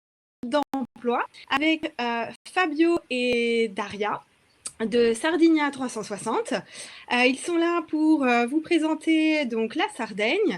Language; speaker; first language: French; native; French